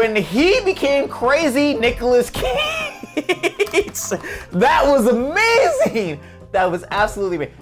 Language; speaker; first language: English; native; English